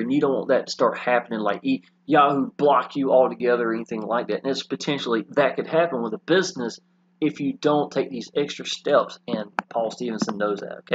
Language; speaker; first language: English; native; English